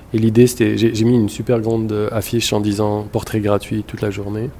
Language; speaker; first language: French; native; French